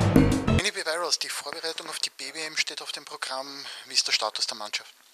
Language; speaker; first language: German; native; German